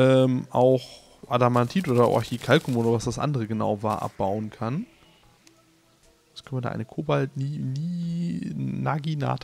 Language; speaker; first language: German; native; German